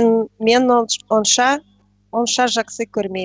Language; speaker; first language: Kazakh; non-native, learner; Russian